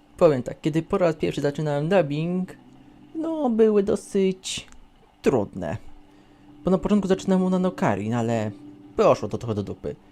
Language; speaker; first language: Polish; native; Polish